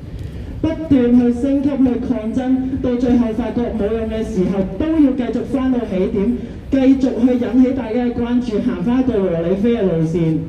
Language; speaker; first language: Cantonese; native; Cantonese